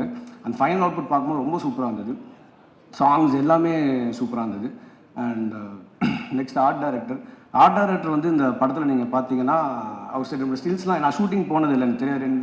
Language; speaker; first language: Tamil; native; Tamil